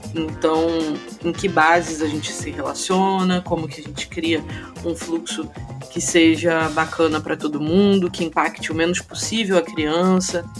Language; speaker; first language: Portuguese; native; Portuguese